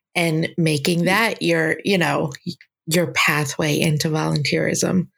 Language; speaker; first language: English; native; English